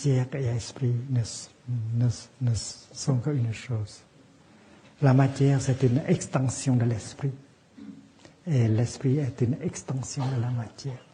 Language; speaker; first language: French; non-native, fluent; Vietnamese